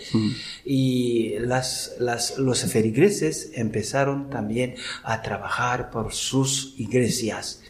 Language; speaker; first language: Spanish; non-native, learner; Rundi